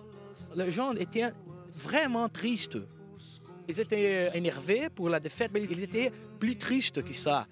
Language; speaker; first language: French; non-native, fluent; Portuguese